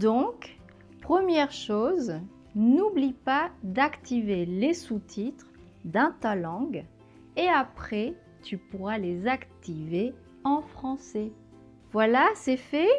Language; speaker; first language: French; native; French